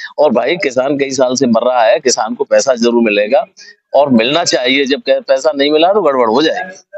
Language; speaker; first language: Hindi; native; Hindi